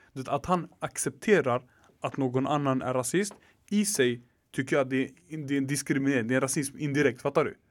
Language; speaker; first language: Swedish; early bilingual, other home language; Arabic